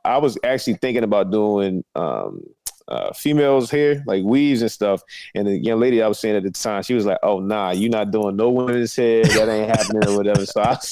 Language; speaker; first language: English; native; English